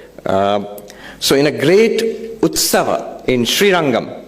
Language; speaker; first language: English; non-native, local second language; Bangla